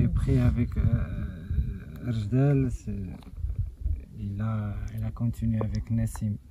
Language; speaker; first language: French; non-native, local second language; Arabic